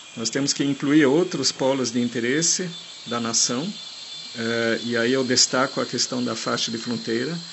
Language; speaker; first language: Portuguese; non-native, fluent; German